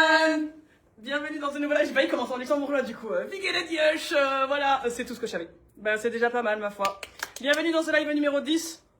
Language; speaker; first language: French; native; French